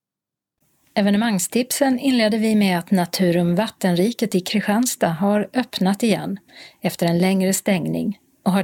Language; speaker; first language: Swedish; native; Swedish